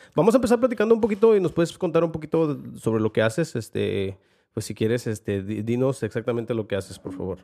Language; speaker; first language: Spanish; early bilingual, heritage; Spanish